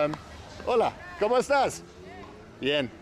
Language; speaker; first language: Spanish; non-native, learner; English